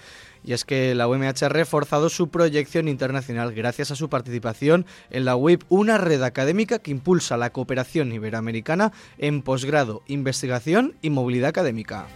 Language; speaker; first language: Spanish; native; Spanish